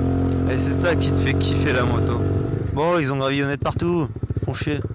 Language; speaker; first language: French; native; French